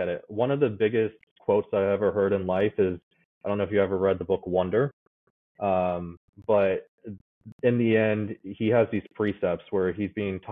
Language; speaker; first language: English; native; English